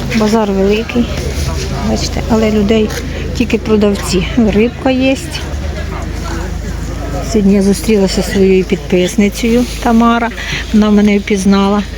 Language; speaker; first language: Ukrainian; native; Ukrainian